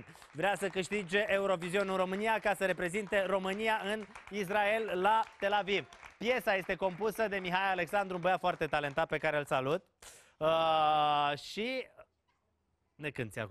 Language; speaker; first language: Romanian; native; Romanian